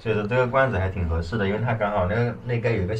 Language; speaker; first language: Chinese; native; Chinese